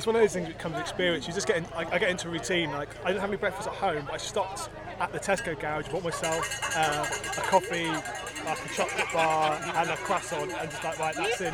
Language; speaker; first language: English; native; English